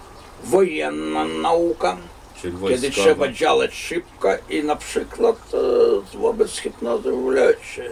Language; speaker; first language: Polish; non-native, fluent; Russian